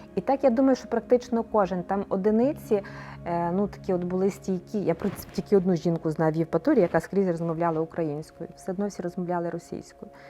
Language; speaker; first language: Ukrainian; native; Ukrainian